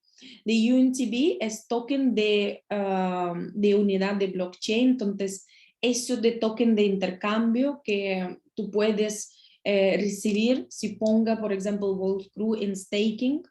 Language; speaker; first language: Spanish; non-native, learner; Russian